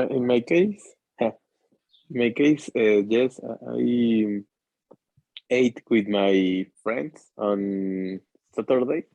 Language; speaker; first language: English; non-native, learner; Spanish